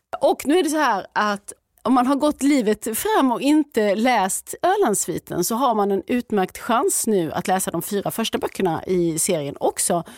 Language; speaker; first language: Swedish; native; Swedish